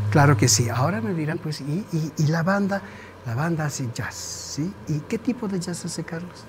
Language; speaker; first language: Spanish; native; Spanish